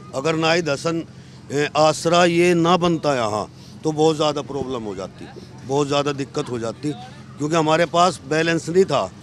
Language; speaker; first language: Hindi; native; Hindi